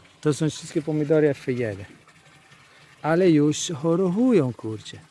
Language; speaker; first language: Polish; non-native, learner; Italian